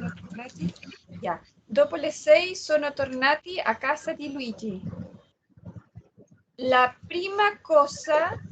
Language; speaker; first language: Italian; non-native, learner; Spanish